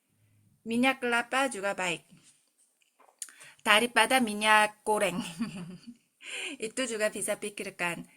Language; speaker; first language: Indonesian; non-native, fluent; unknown